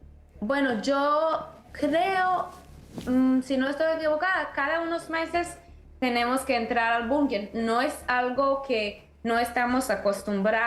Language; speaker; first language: Spanish; early bilingual, heritage; Spanish